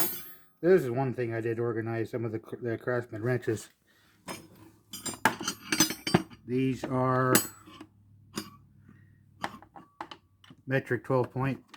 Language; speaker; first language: English; native; English